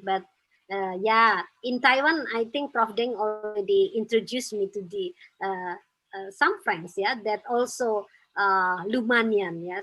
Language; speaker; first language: English; non-native, fluent; Indonesian